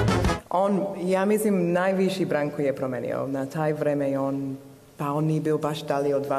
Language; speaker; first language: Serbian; non-native, learner; English